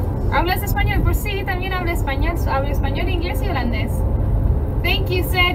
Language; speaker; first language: Spanish; early bilingual, heritage; Spanish